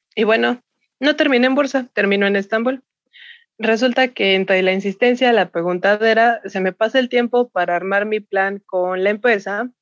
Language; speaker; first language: Spanish; native; Spanish